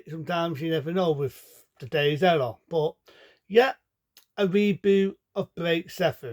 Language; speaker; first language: English; native; English